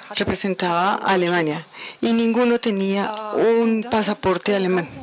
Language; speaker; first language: Spanish; non-native, fluent; Ukrainian